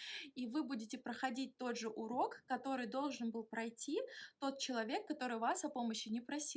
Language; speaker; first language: Russian; native; Russian